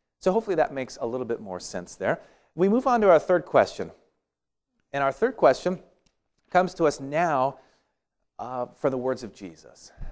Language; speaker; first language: English; native; English